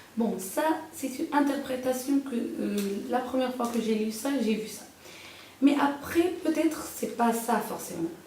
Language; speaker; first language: French; non-native, local second language; Arabic